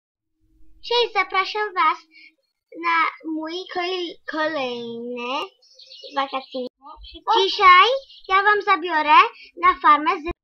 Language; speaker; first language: Polish; early bilingual, heritage; Polish